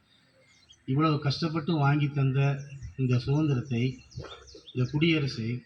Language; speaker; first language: Tamil; native; Tamil